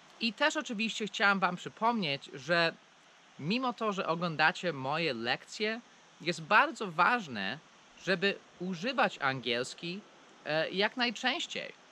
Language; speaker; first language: Polish; non-native, fluent; English